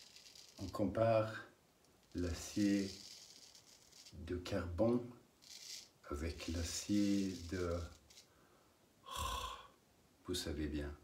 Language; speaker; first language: French; non-native, learner; English